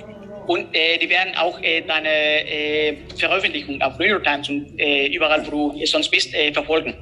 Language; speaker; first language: German; non-native, fluent; Spanish